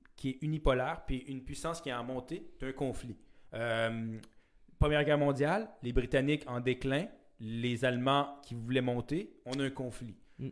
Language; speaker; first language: French; native; French